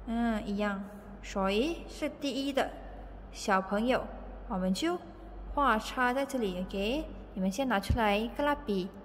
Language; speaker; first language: Chinese; non-native, fluent; Indonesian